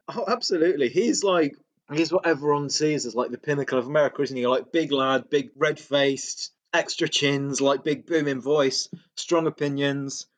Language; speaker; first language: English; native; English